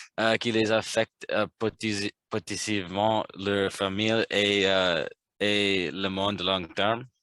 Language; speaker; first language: French; non-native, learner; English